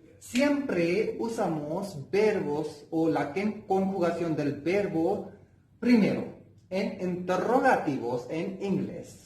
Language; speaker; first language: Spanish; non-native, learner; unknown